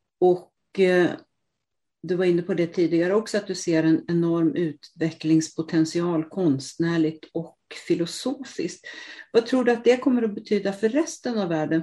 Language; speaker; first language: Swedish; native; Swedish